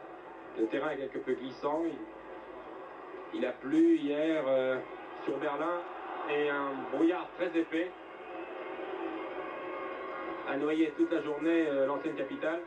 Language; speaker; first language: French; native; French